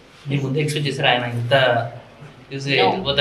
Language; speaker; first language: Telugu; native; Telugu